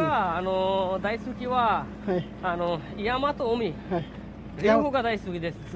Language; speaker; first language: Japanese; non-native, learner; Bangla